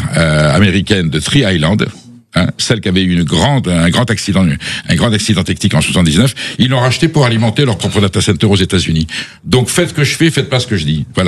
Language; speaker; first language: French; native; French